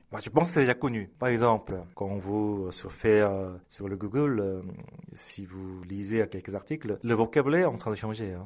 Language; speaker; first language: French; early bilingual, other home language; Korean